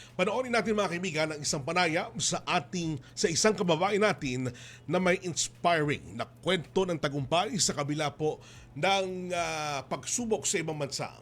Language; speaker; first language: Filipino; native; Filipino